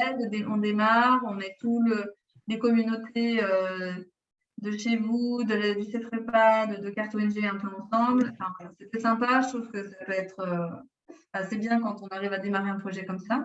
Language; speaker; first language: French; native; French